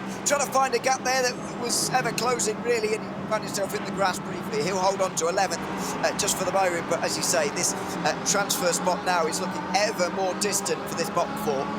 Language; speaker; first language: English; native; English